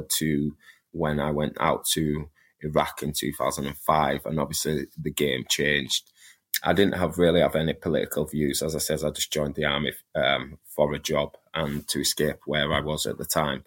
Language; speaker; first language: English; native; English